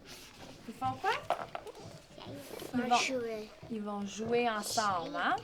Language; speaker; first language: French; native; French